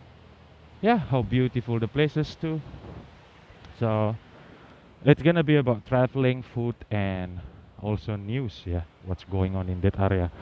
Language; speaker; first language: English; non-native, learner; Indonesian